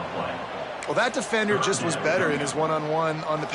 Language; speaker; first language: English; native; English